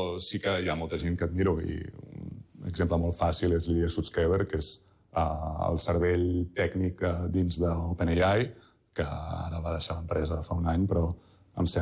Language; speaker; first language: Catalan; native; Catalan